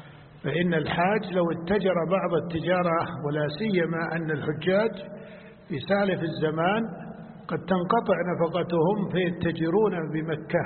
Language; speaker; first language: Arabic; native; Arabic